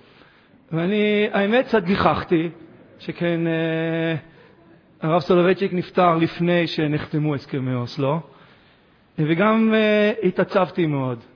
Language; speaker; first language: Hebrew; native; Hebrew